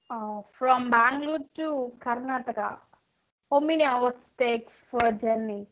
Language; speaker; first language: English; non-native, learner; Telugu